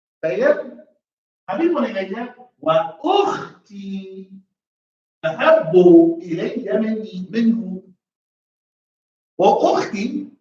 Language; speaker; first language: Arabic; non-native, fluent; English